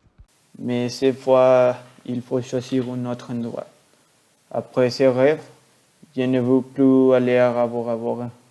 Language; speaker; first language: French; non-native, learner; Spanish